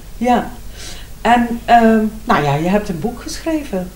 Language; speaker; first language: Dutch; native; Dutch